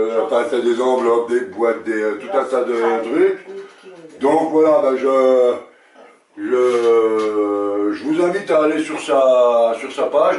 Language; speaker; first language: French; native; French